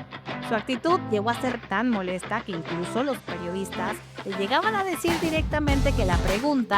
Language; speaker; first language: Spanish; native; Spanish